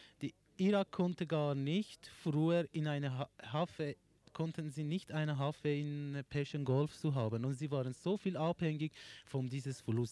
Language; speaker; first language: German; non-native, learner; Persian